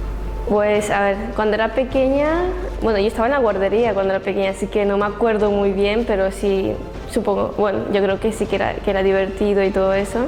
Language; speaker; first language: Spanish; early bilingual, other home language; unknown